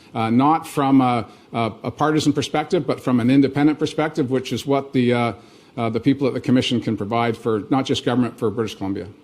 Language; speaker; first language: English; native; English